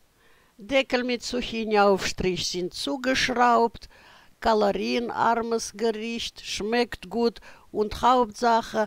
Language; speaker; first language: German; non-native, fluent; Russian